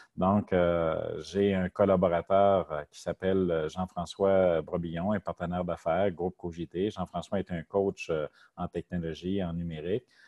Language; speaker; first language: French; native; French